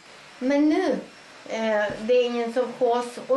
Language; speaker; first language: Swedish; non-native, fluent; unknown